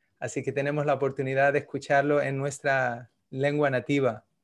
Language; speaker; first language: Spanish; native; Spanish